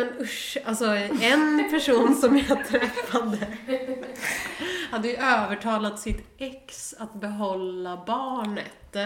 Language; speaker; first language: Swedish; native; Swedish